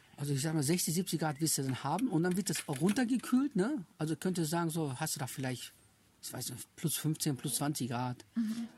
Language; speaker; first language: German; early bilingual, other home language; Turkish